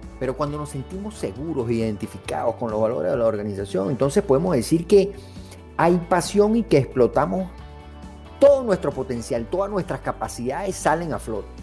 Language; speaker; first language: Spanish; native; Spanish